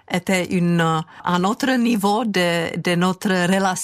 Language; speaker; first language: French; non-native, fluent; Czech